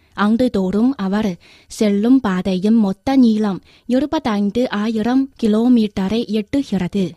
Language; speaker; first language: Tamil; non-native, fluent; Chinese